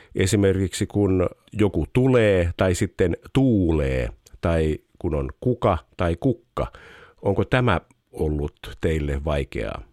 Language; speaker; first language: Finnish; native; Finnish